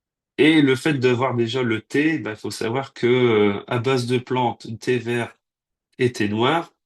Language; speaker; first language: French; native; French